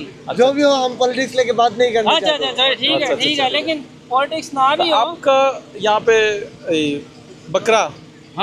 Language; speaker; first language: Hindi; non-native, learner; Bangla